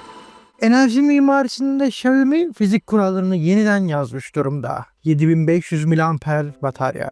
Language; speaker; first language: Turkish; native; Turkish